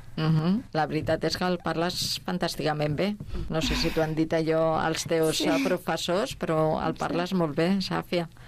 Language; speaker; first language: Catalan; native; Catalan